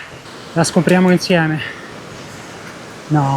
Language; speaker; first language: Italian; native; Italian